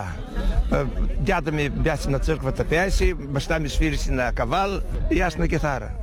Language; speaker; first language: Bulgarian; non-native, learner; Macedonian